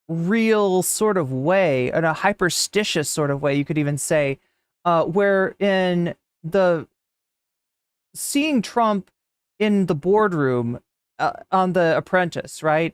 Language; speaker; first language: English; native; English